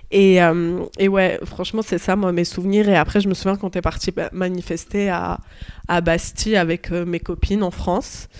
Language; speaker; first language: French; early bilingual, other home language; Arabic